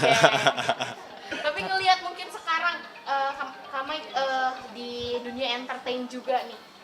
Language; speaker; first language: Indonesian; native; Indonesian